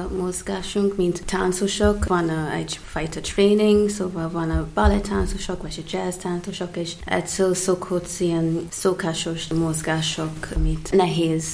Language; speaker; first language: Hungarian; non-native, fluent; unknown